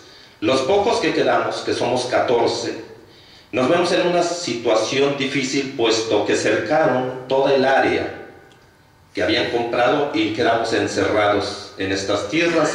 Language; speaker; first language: Spanish; native; Spanish